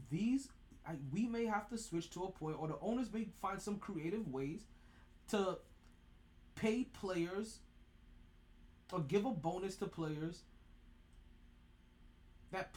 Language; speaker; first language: English; native; English